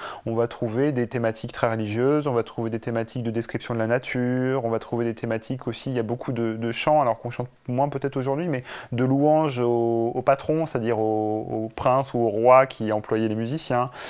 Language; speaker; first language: French; native; French